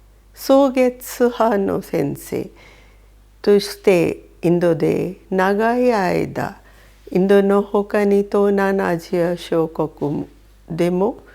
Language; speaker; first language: Japanese; non-native, fluent; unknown